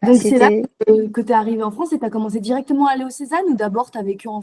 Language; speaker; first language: French; native; French